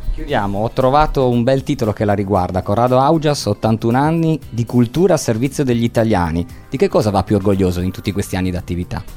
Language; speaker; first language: Italian; native; Italian